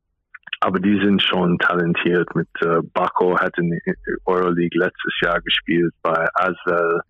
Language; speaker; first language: German; non-native, fluent; English